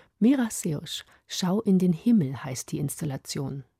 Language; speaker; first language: German; native; German